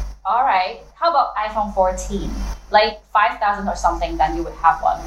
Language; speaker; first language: English; non-native, fluent; Chinese